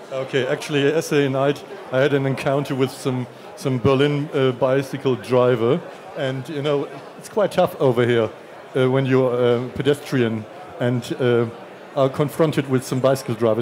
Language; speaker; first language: English; non-native, fluent; German